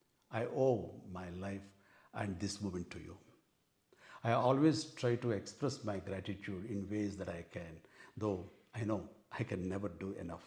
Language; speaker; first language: English; non-native, local second language; Telugu